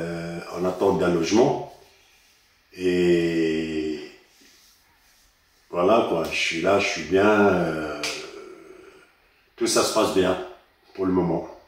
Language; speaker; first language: French; early bilingual, other home language; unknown